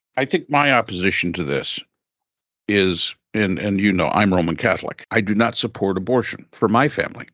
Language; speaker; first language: English; native; English